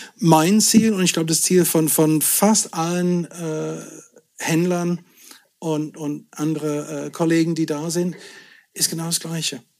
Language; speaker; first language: German; non-native, fluent; English